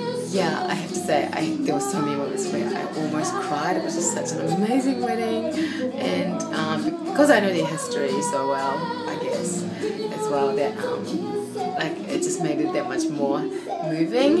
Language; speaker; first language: English; early bilingual, other home language; Japanese